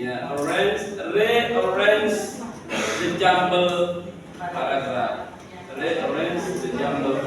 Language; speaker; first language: English; non-native, learner; Indonesian